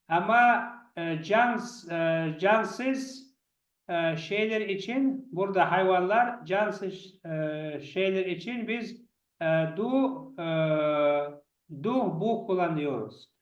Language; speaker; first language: Turkish; non-native, learner; Chechen